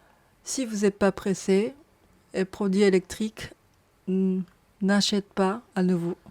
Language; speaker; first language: French; non-native, learner; Japanese